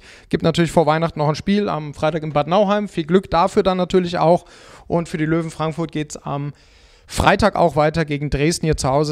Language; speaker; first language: German; native; German